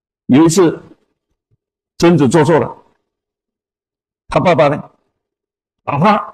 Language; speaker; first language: Chinese; native; Chinese